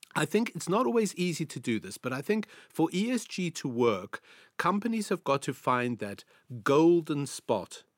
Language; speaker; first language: English; native; English